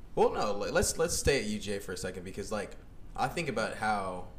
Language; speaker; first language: English; native; English